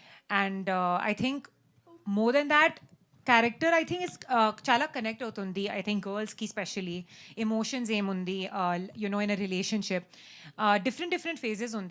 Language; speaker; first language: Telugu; non-native, learner; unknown